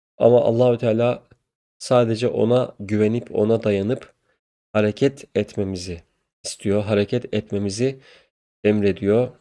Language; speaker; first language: Turkish; native; Turkish